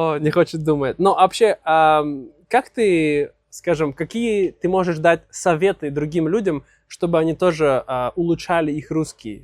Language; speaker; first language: Russian; native; Russian